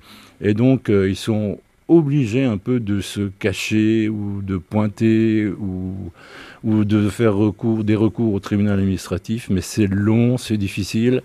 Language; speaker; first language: French; native; French